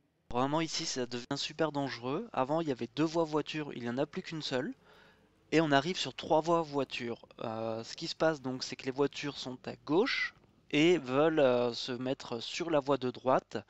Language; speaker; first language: French; native; French